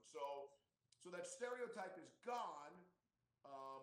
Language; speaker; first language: English; native; English